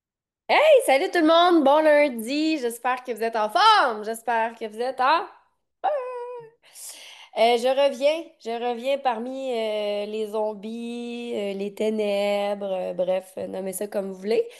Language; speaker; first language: French; native; French